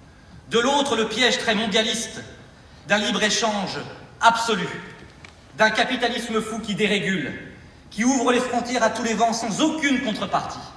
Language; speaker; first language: French; native; French